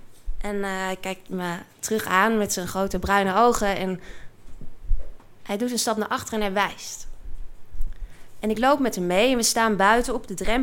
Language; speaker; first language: Dutch; native; Dutch